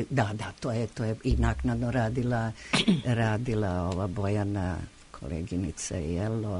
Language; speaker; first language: Croatian; native; Croatian